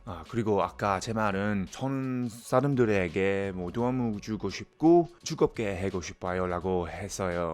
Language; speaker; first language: Korean; non-native, fluent; English